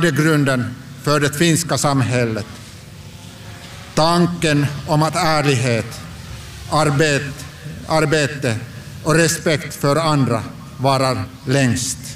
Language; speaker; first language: Swedish; non-native, local second language; Finnish